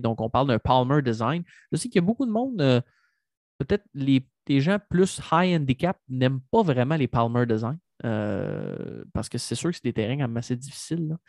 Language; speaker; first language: French; native; French